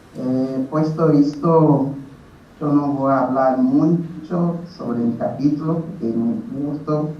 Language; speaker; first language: Spanish; non-native, learner; Portuguese